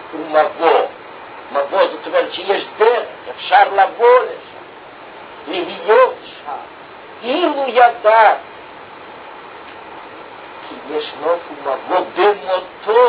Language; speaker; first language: Hebrew; non-native, fluent; Russian